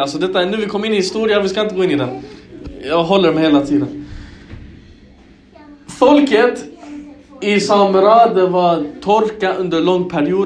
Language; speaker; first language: Swedish; early bilingual, other home language; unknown